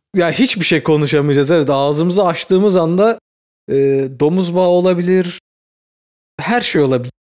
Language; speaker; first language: Turkish; native; Turkish